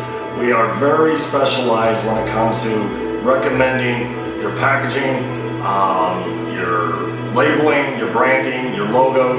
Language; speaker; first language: English; native; English